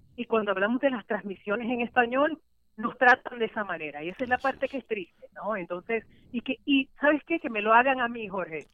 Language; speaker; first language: Spanish; native; Spanish